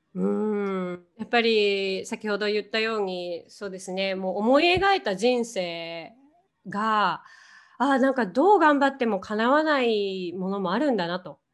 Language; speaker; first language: Japanese; native; Japanese